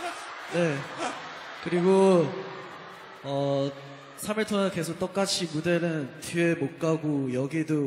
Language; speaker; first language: Korean; non-native, fluent; Chinese